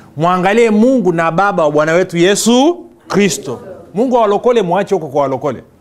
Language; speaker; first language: Swahili; native; Swahili